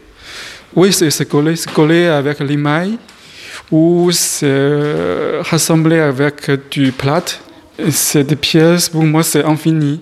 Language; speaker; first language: French; non-native, learner; Chinese